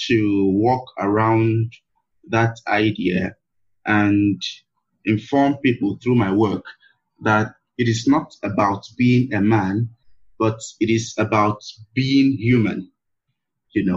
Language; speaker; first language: English; non-native, local second language; Igbo